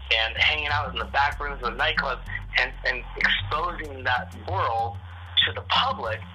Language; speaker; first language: English; native; English